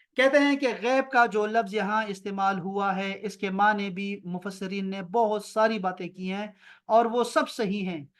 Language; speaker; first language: Urdu; non-native, local second language; Pashto